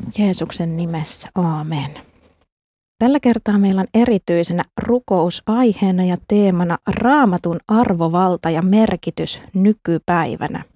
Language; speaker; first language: Finnish; native; Finnish